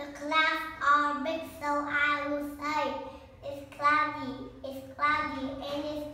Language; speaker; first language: English; non-native, learner; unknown